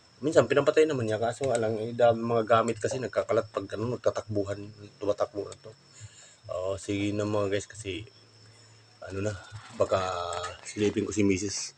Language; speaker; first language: Filipino; non-native, local second language; Cebuano